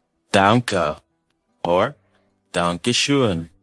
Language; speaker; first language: German; non-native, fluent; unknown